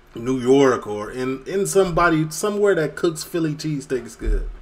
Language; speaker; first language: English; native; English